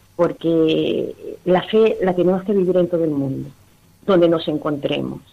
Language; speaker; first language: Spanish; native; Spanish